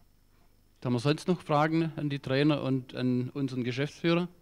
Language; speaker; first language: German; native; German